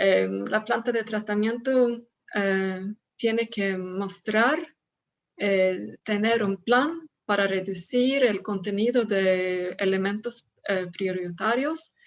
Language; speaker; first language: Spanish; non-native, fluent; Swedish